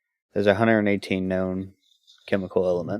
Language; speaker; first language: English; native; English